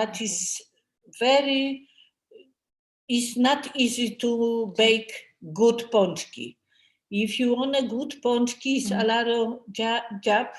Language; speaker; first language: English; non-native, learner; Polish